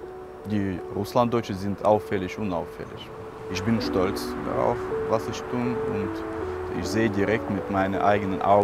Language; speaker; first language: German; non-native, fluent; Russian